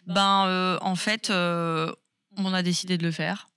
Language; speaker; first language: French; native; French